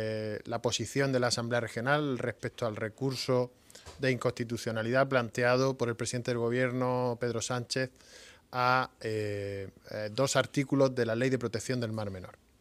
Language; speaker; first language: Spanish; native; Spanish